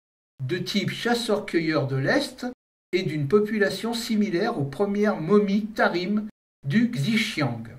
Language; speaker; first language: French; native; French